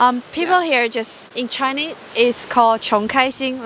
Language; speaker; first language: English; non-native, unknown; Chinese